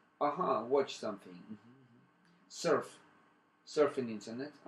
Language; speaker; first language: English; non-native, fluent; Russian